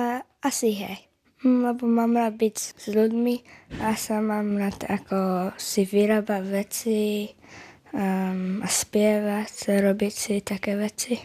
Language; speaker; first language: Slovak; early bilingual, heritage; Slovak